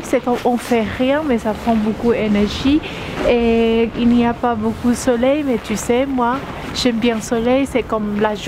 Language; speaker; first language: French; non-native, learner; Thai